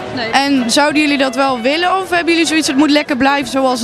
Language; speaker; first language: Dutch; native; Dutch